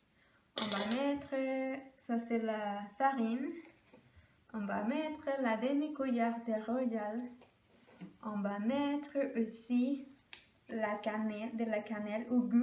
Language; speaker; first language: French; non-native, learner; Spanish